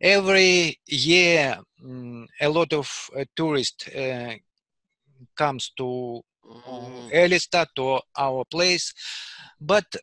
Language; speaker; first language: English; non-native, learner; Russian